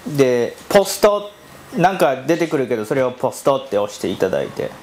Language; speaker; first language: Japanese; native; Japanese